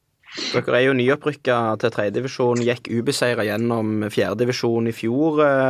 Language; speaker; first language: Norwegian; native; Norwegian